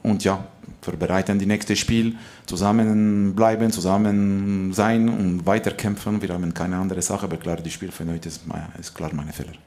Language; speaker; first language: German; non-native, local second language; French